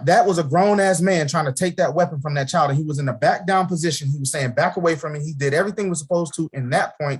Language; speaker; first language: English; native; English